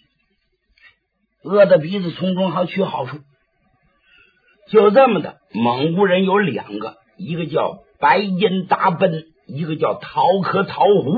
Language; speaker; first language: Chinese; native; Chinese